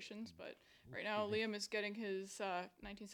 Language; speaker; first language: English; native; English